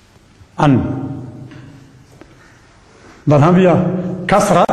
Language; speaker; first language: German; non-native, learner; Arabic